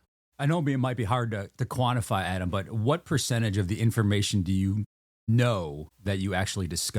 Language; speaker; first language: English; native; English